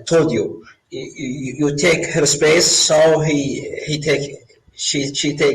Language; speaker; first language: English; non-native, learner; Arabic